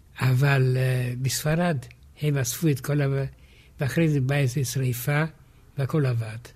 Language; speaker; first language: Hebrew; non-native, fluent; Romanian